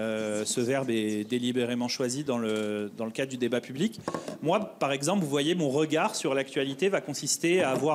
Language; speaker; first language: French; native; French